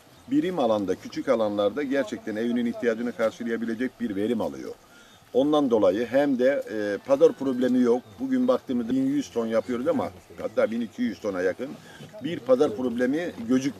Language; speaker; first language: Turkish; native; Turkish